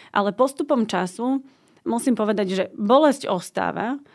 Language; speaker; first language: Slovak; native; Slovak